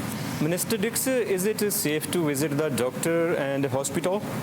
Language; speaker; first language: English; non-native, fluent; Punjabi